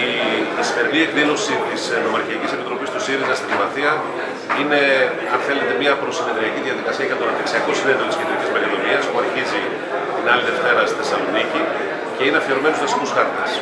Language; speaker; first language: Greek; native; Greek